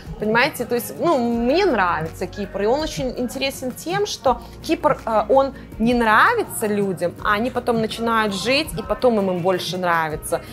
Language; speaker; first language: Russian; native; Russian